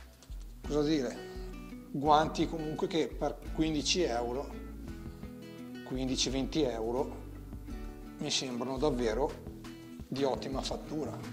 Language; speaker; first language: Italian; native; Italian